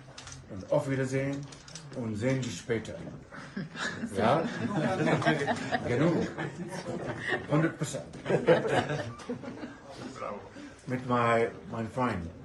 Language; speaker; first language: German; non-native, learner; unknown